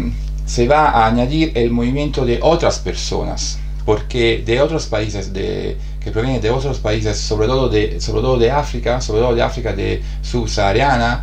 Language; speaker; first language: Spanish; non-native, fluent; Italian